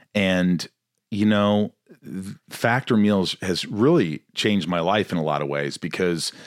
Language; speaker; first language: English; native; English